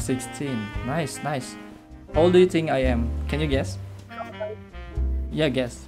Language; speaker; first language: English; non-native, learner; Indonesian